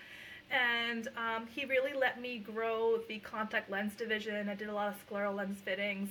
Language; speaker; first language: English; early bilingual, other home language; Punjabi